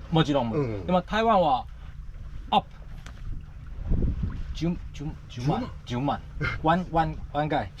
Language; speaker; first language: Japanese; non-native, learner; Chinese